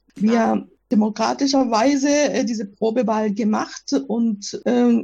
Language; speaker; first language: German; non-native, fluent; Japanese